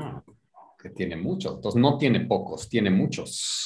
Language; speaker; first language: Spanish; non-native, fluent; English